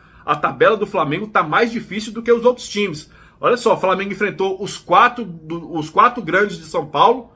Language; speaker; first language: Portuguese; native; Portuguese